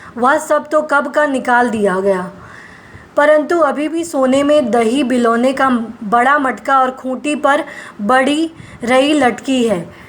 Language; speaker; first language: Hindi; non-native, local second language; Gujarati